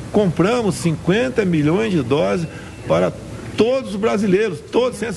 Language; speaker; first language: Portuguese; native; Portuguese